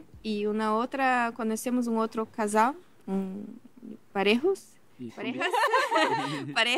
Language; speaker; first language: Spanish; non-native, learner; Portuguese